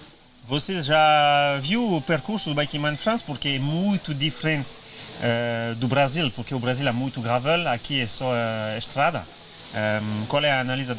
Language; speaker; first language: Portuguese; non-native, fluent; French